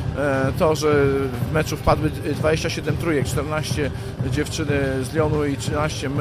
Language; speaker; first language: Polish; native; Polish